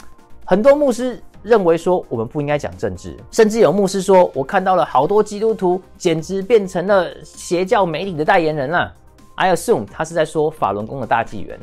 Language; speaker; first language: Chinese; native; Chinese